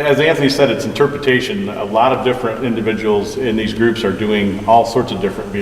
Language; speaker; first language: English; native; English